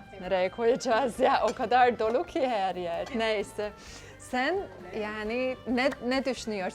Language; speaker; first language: Turkish; non-native, fluent; Hungarian